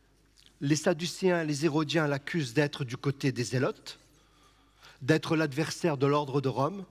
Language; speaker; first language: French; native; French